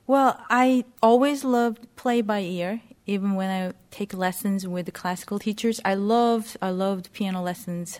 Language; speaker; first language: English; non-native, fluent; Korean